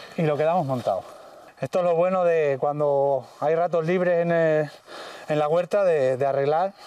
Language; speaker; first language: Spanish; native; Spanish